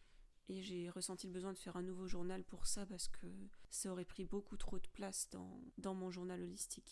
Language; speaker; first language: French; native; French